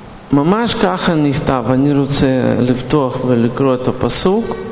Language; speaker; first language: Hebrew; non-native, fluent; Russian